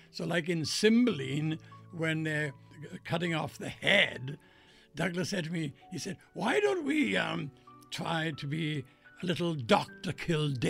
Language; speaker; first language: English; native; English